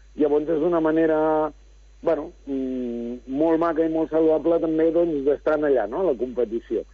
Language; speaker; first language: Catalan; early bilingual, other home language; Spanish